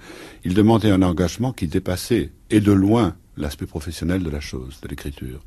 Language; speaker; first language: French; native; French